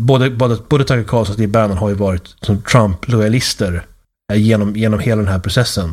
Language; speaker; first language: Swedish; native; Swedish